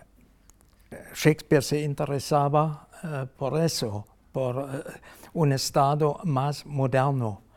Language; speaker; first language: Spanish; non-native, fluent; German